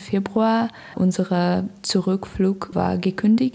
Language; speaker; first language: German; non-native, learner; Russian